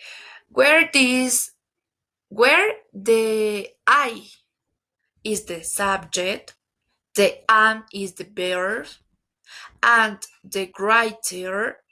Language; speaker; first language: English; non-native, learner; Spanish